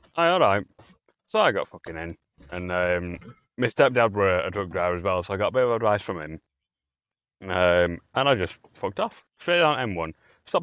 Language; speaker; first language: English; native; English